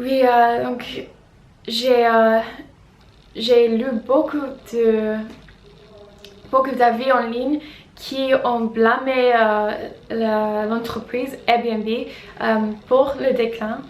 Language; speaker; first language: French; non-native, fluent; English